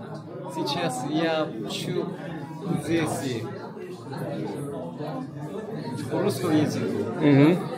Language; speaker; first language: Russian; non-native, learner; Korean